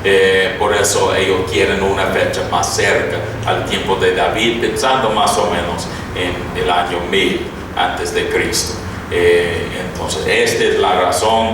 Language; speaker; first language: Spanish; non-native, fluent; English